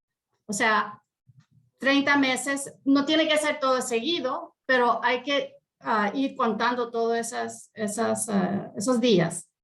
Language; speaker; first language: Spanish; early bilingual, heritage; Spanish